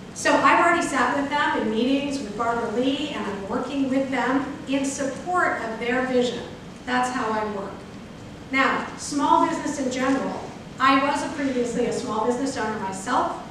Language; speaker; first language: English; native; English